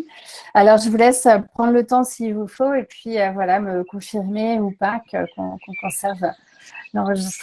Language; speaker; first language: French; native; French